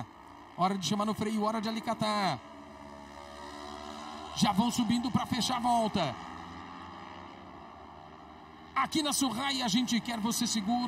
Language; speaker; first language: Portuguese; native; Portuguese